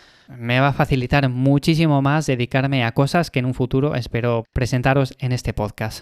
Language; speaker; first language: Spanish; native; Spanish